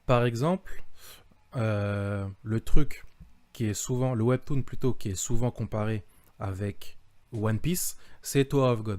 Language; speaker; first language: French; native; French